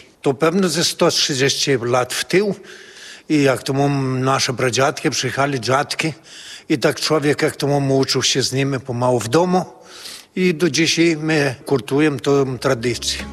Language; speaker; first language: Polish; early bilingual, heritage; Polish